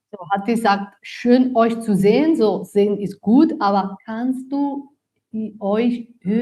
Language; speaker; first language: German; non-native, learner; Italian